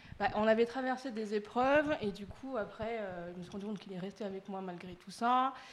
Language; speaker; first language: French; early bilingual, other home language; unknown